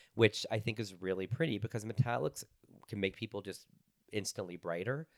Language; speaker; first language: English; native; English